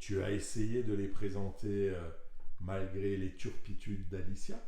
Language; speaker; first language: French; native; French